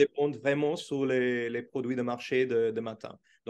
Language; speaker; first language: French; non-native, fluent; Portuguese